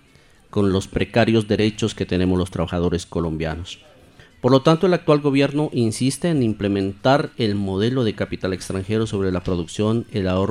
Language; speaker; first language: Spanish; native; Spanish